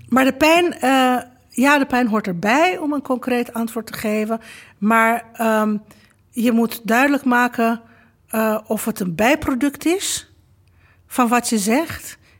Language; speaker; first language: Dutch; non-native, fluent; Romanian